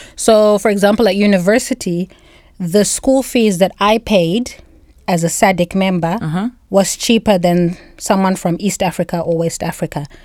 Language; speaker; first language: English; non-native, local second language; Shona